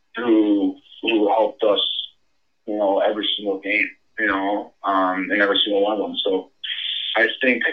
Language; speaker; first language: English; native; English